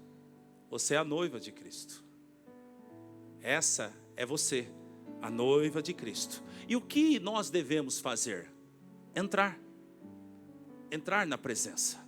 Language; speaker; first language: Portuguese; native; Portuguese